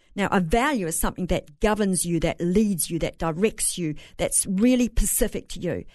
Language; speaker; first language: English; native; English